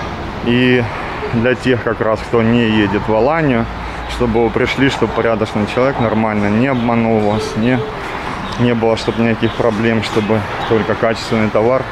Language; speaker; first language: Russian; native; Russian